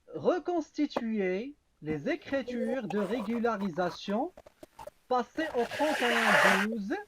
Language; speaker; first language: French; non-native, local second language; Arabic